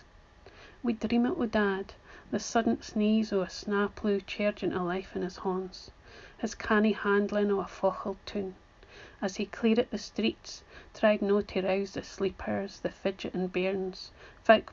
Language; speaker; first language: English; native; English